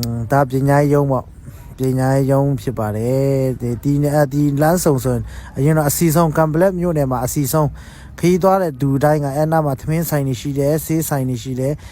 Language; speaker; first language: Burmese; non-native, local second language; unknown